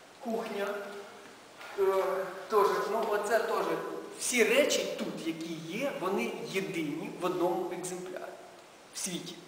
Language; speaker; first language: Ukrainian; native; Ukrainian